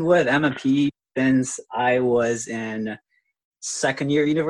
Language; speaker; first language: English; non-native, local second language; Filipino